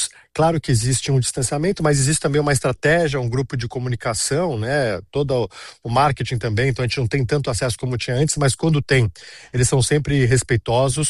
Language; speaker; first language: Portuguese; native; Portuguese